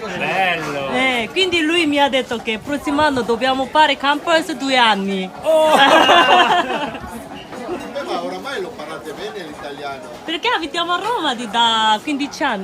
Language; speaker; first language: Italian; non-native, local second language; Korean